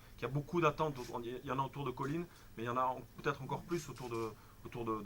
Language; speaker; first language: French; native; French